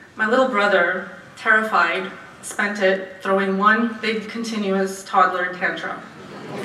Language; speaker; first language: English; early bilingual, other home language; Romanian